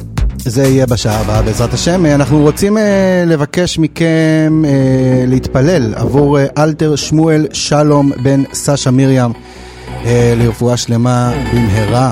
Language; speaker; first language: Hebrew; native; Hebrew